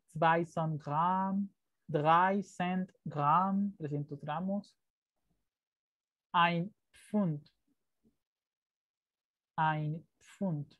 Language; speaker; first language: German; non-native, fluent; Spanish